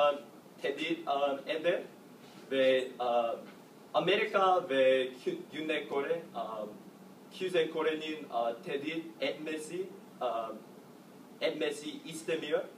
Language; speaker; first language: Turkish; non-native, learner; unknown